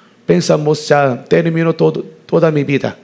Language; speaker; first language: Spanish; non-native, learner; Korean